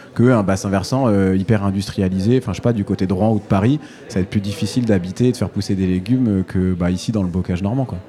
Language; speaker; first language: French; native; French